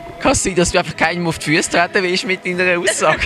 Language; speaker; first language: German; native; German